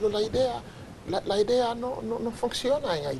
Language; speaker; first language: Spanish; non-native, fluent; Haitian Creole